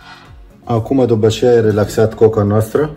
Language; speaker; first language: Romanian; non-native, learner; Arabic